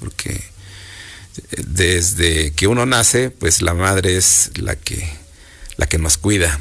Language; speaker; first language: Spanish; native; Spanish